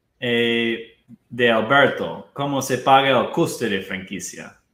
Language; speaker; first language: Spanish; non-native, fluent; Portuguese